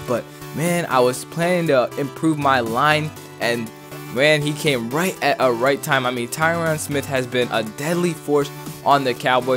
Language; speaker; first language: English; native; English